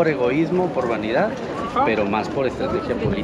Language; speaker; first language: Spanish; native; Spanish